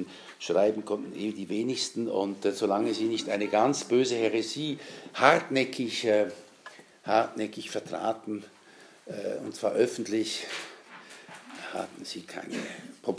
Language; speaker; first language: German; native; German